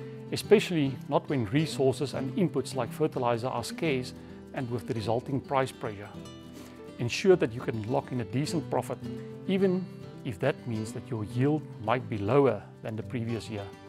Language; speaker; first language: English; non-native, local second language; Afrikaans